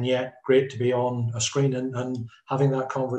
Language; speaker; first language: English; native; English